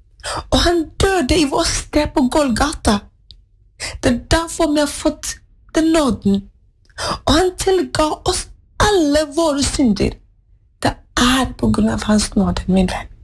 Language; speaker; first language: Norwegian; non-native, fluent; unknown